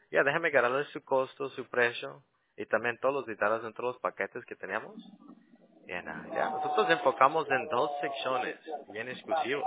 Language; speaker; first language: Spanish; early bilingual, heritage; Spanish